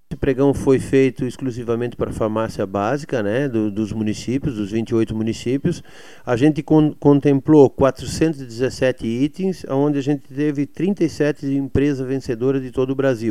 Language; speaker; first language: Portuguese; native; Portuguese